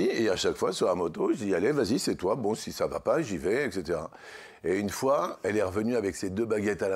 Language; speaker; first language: French; native; French